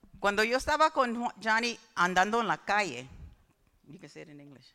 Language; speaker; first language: Spanish; early bilingual, heritage; English